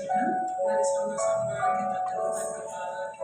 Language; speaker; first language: Indonesian; native; Indonesian